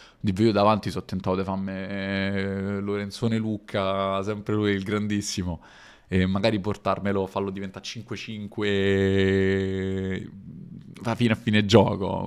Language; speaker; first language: Italian; native; Italian